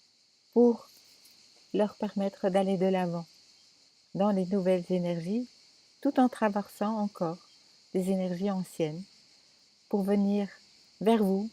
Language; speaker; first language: French; native; French